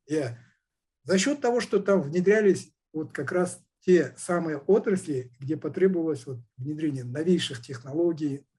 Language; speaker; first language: Russian; non-native, local second language; Kazakh